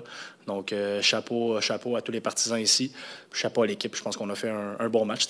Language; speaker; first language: French; native; French